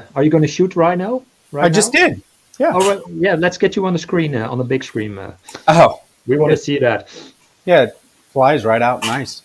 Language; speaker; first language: English; non-native, fluent; Dutch